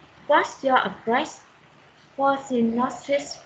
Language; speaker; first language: English; non-native, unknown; Vietnamese